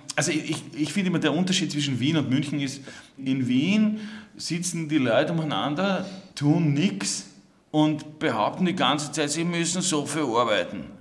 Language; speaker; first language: German; native; German